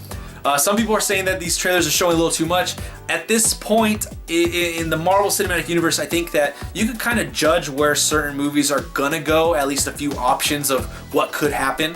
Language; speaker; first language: English; native; English